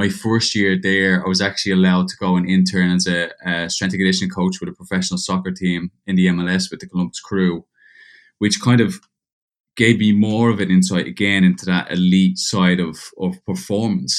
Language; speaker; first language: English; native; English